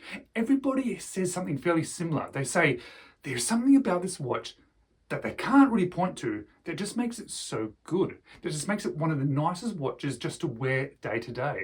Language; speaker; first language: English; native; English